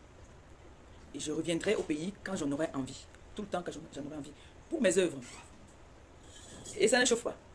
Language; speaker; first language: French; native; French